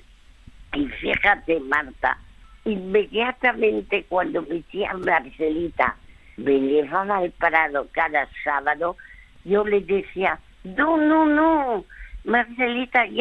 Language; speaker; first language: Spanish; early bilingual, other home language; French